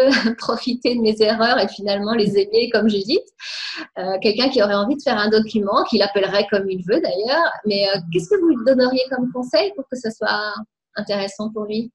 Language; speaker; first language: French; native; French